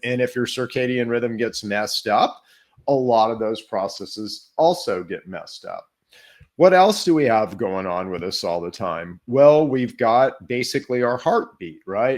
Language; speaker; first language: English; native; English